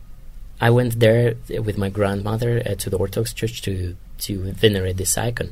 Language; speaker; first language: English; non-native, fluent; Kazakh